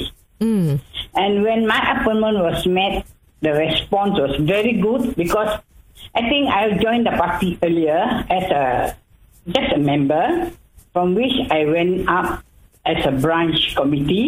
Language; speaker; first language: English; non-native, local second language; Tamil